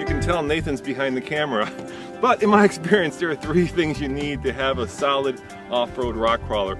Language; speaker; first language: English; native; English